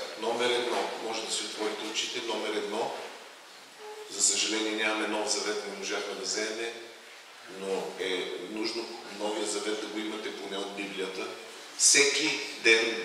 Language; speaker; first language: Bulgarian; native; Bulgarian